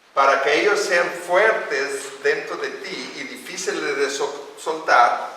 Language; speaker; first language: Spanish; non-native, fluent; English